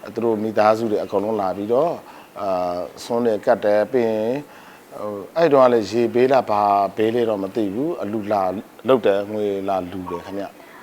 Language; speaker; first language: Burmese; native; Burmese